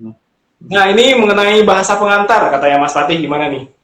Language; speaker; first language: Indonesian; native; Indonesian